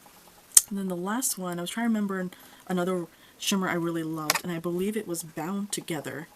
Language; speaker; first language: English; native; English